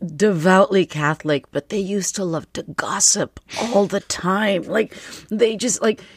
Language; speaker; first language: English; native; English